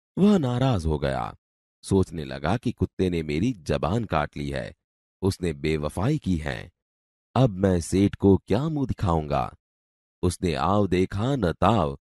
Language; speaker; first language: Hindi; non-native, local second language; Gujarati